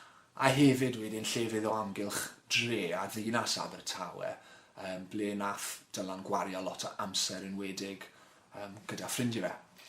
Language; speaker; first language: Welsh; non-native, local second language; English